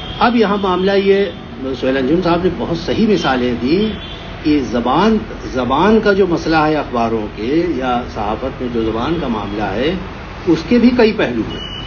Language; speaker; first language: Urdu; native; Urdu